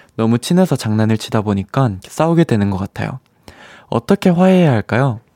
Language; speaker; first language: Korean; native; Korean